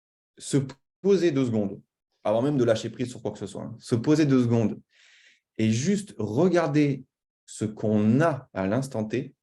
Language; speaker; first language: French; native; French